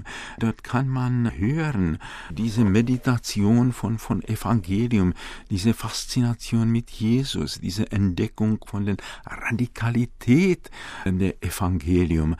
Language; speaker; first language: German; non-native, fluent; Czech